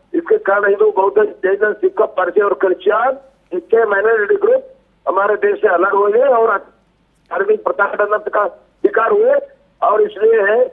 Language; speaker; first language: Hindi; native; Hindi